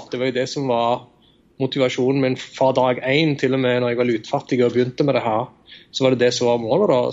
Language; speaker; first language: Norwegian; early bilingual, other home language; Tamil